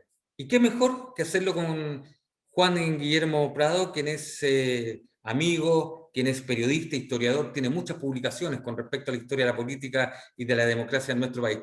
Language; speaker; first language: Spanish; native; Spanish